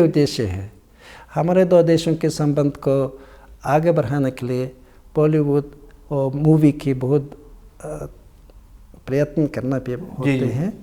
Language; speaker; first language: Hindi; non-native, learner; Mongolian